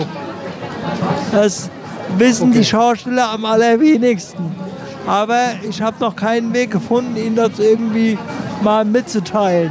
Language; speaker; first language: German; native; German